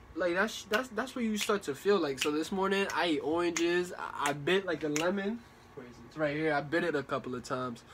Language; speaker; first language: English; early bilingual, other home language; Spanish